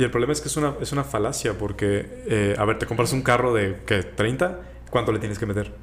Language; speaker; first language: Spanish; native; Spanish